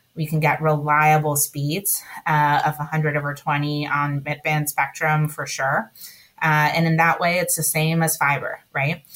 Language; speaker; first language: English; early bilingual, other home language; Spanish